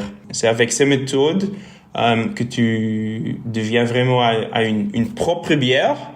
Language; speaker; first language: French; non-native, local second language; Dutch